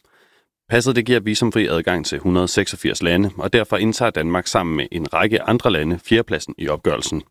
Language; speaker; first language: Danish; native; Danish